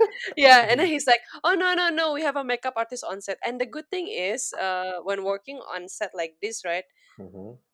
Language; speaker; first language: English; non-native, fluent; Indonesian